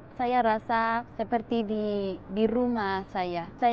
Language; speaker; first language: Indonesian; non-native, fluent; Spanish